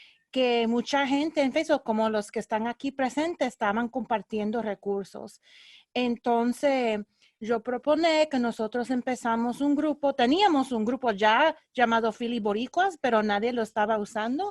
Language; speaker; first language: Spanish; early bilingual, heritage; Spanish